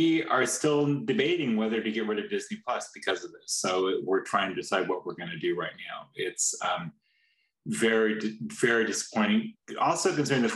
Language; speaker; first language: English; native; English